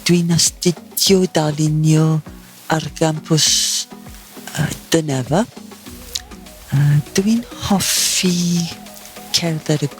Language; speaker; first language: Welsh; non-native, local second language; English